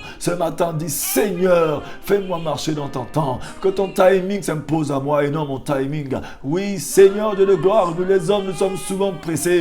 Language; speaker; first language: French; non-native, local second language; Lingala